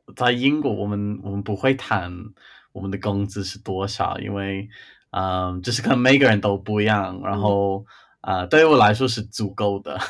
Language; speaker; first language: Chinese; non-native, fluent; English